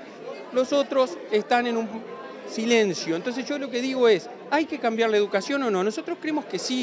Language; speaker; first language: Spanish; native; Spanish